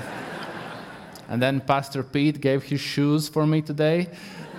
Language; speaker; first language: English; non-native, fluent; Latvian